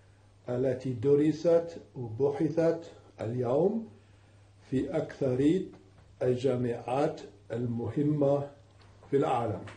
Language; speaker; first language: Arabic; non-native, fluent; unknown